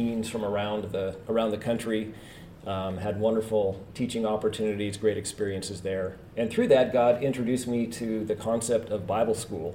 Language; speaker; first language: English; native; English